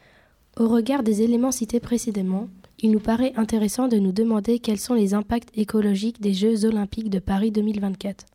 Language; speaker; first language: French; native; French